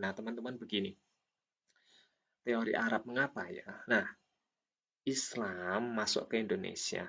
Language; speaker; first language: Indonesian; native; Indonesian